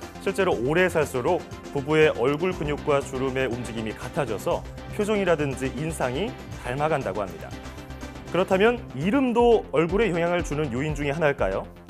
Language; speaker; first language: Korean; native; Korean